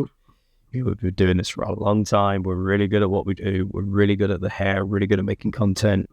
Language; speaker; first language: English; native; English